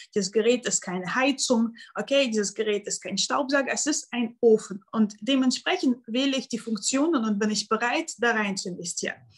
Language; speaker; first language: German; non-native, fluent; Russian